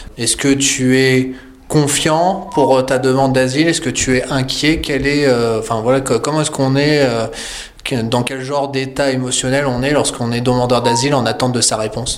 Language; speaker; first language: French; native; French